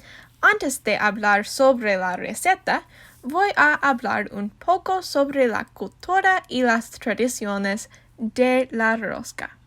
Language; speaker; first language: Spanish; non-native, learner; English